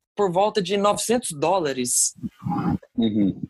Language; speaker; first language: Portuguese; early bilingual, other home language; English